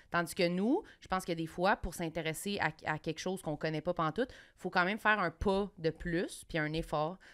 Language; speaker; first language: French; native; French